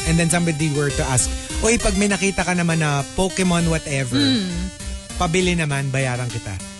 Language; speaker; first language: English; non-native, local second language; Filipino